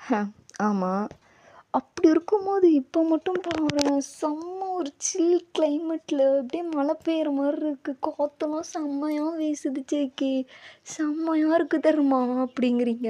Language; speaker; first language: Tamil; native; Tamil